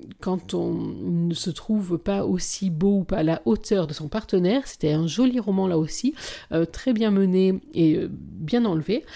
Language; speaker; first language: French; native; French